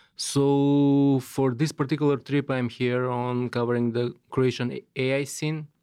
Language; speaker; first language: English; non-native, fluent; Macedonian